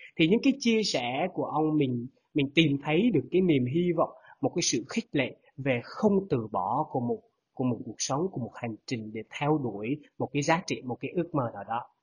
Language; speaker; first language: Vietnamese; non-native, local second language; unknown